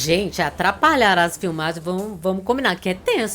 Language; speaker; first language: Portuguese; native; Portuguese